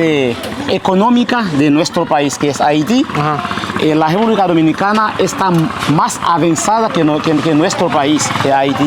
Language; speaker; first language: Spanish; early bilingual, heritage; Haitian Creole